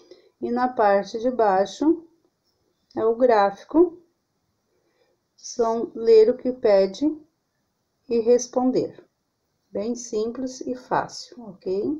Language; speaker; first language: Portuguese; native; Portuguese